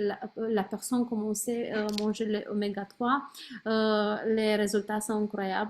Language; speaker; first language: French; non-native, learner; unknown